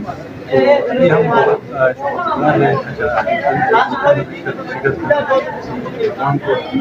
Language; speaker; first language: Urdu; non-native, local second language; Balti